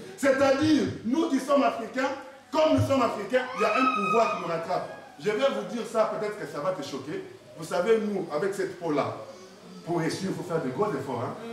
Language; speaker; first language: French; non-native, local second language; Lingala